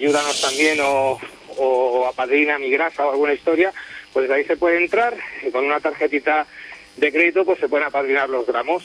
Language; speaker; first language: Spanish; native; Spanish